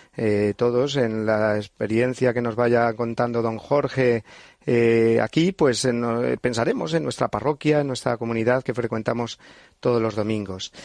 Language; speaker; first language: Spanish; native; Spanish